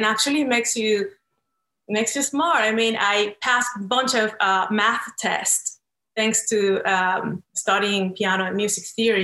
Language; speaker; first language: English; non-native, fluent; Spanish